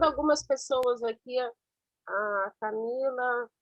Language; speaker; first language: Portuguese; non-native, learner; Spanish